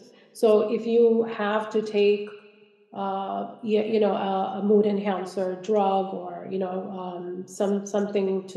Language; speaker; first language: English; non-native, local second language; Malayalam